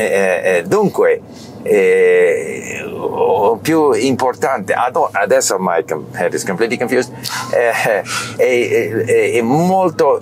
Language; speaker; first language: Italian; non-native, learner; English